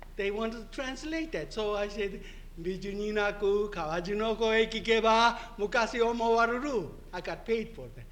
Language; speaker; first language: English; non-native, fluent; Korean